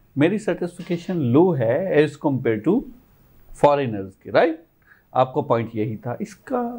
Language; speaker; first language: Urdu; non-native, local second language; Sindhi